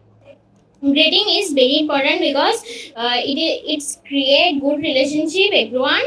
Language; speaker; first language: English; non-native, learner; Bangla